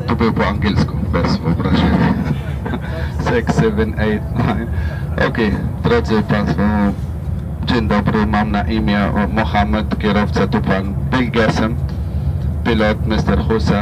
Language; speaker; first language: Polish; non-native, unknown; Arabic